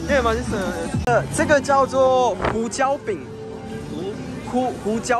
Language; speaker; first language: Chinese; non-native, learner; Korean